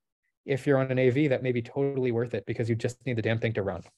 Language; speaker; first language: English; native; English